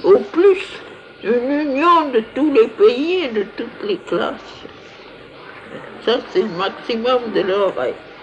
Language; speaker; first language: French; native; French